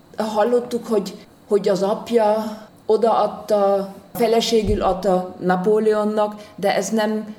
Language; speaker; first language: Hungarian; early bilingual, heritage; German